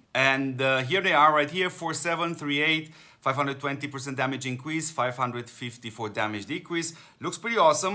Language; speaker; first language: English; non-native, fluent; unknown